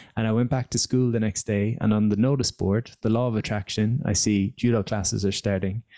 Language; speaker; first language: English; native; English